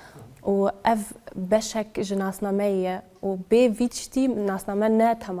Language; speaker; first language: Kurdish; early bilingual, heritage; Kurdish